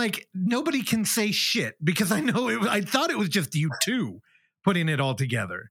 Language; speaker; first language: English; native; English